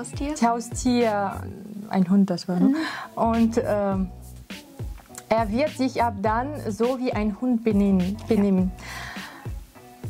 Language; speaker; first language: German; non-native, fluent; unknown